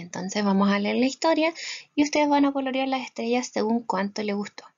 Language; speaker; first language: Spanish; native; Spanish